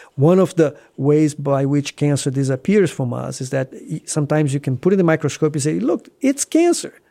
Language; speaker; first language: English; non-native, fluent; Portuguese